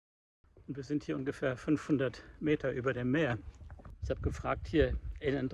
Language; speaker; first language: German; native; German